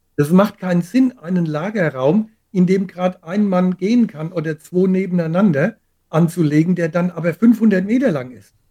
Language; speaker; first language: German; native; German